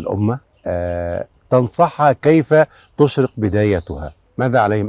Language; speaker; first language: Arabic; native; Arabic